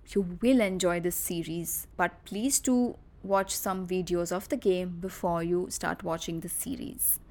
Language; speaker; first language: English; non-native, local second language; Marathi